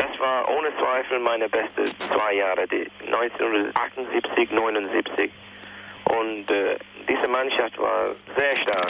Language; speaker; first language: German; non-native, fluent; English